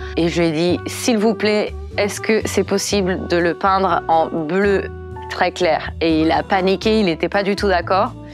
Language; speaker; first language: French; non-native, fluent; Portuguese